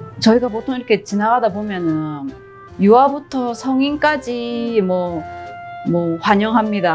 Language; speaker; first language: Korean; native; Korean